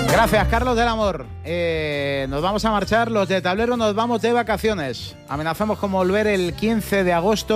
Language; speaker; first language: Spanish; native; Spanish